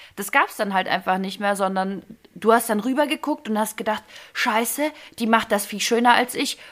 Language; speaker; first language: German; early bilingual, other home language; Ukrainian